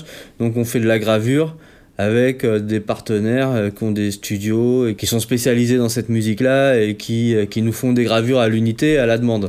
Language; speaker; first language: French; native; French